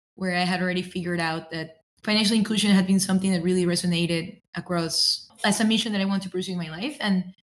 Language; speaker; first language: English; non-native, fluent; Spanish